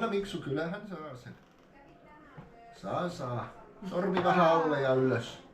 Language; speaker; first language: Finnish; native; Finnish